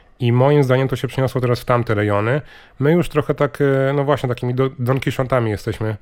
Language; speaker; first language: Polish; native; Polish